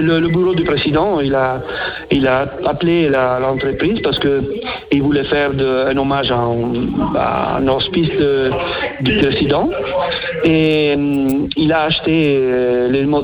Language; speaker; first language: French; non-native, fluent; Italian